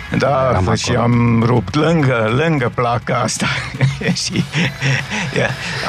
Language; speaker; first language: Romanian; non-native, fluent; German